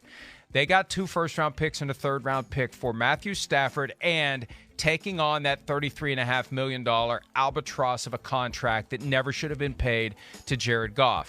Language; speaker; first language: English; native; English